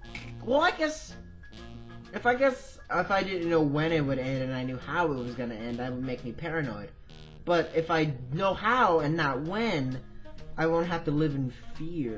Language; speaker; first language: English; native; English